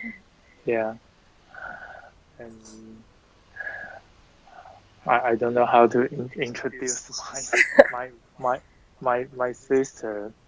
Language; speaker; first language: English; non-native, learner; Chinese